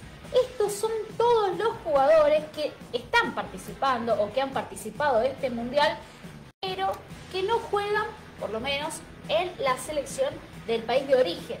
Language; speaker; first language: Spanish; native; Spanish